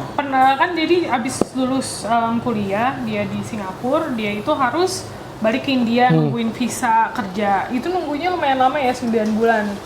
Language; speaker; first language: Indonesian; native; Indonesian